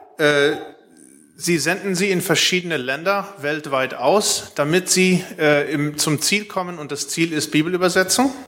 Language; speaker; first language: German; early bilingual, heritage; Plautdietsch